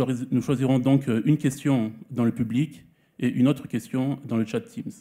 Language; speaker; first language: French; native; French